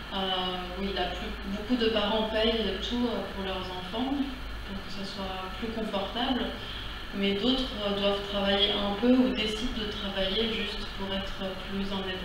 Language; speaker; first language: French; non-native, learner; Korean